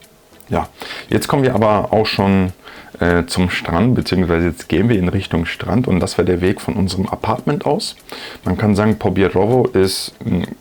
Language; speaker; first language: German; native; German